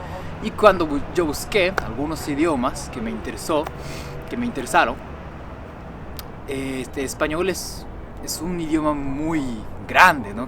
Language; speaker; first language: Spanish; non-native, fluent; Japanese